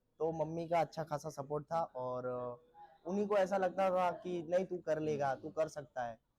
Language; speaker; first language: Hindi; non-native, local second language; Marathi